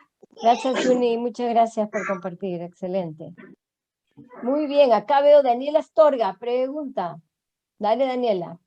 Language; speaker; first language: Spanish; native; Spanish